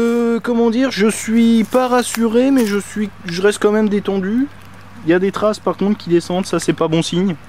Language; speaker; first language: French; native; French